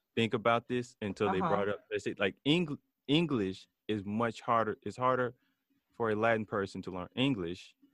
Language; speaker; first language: English; native; English